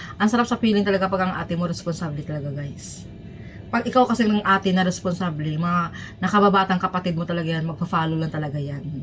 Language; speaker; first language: Filipino; native; Filipino